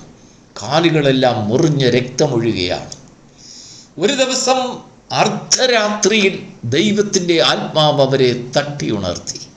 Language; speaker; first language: Malayalam; native; Malayalam